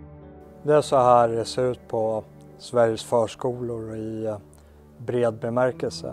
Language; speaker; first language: Swedish; native; Swedish